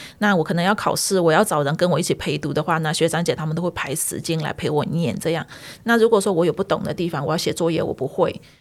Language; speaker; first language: Chinese; early bilingual, heritage; Chinese